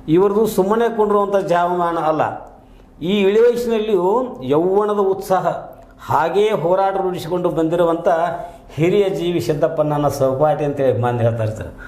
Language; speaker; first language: Kannada; native; Kannada